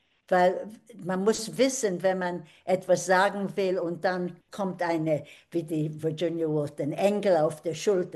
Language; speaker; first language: German; early bilingual, heritage; German